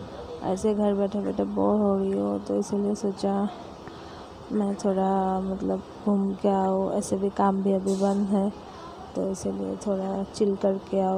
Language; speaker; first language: Hindi; non-native, local second language; Assamese